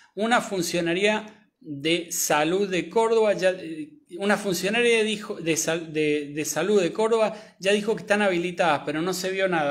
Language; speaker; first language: Spanish; native; Spanish